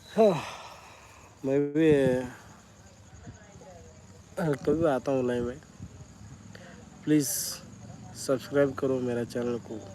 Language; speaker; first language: Hindi; non-native, local second language; Kannada